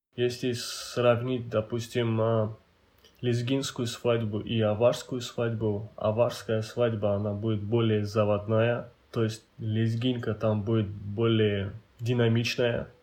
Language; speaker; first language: Russian; non-native, local second language; Avaric